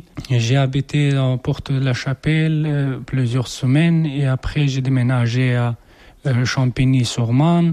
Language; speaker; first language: French; non-native, learner; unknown